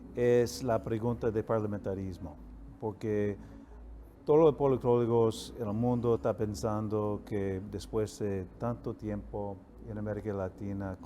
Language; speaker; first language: Spanish; non-native, fluent; English